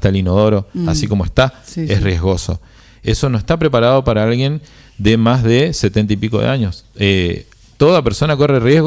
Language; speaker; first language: Spanish; native; Spanish